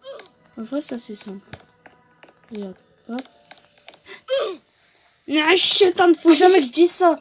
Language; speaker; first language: French; native; French